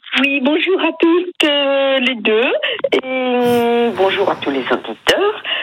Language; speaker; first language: French; native; French